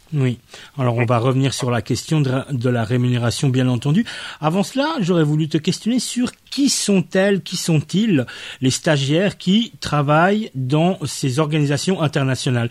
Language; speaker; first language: French; native; French